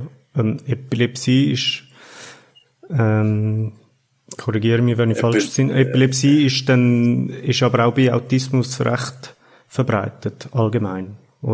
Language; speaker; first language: German; native; German